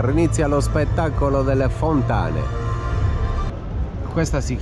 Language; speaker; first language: Italian; native; Italian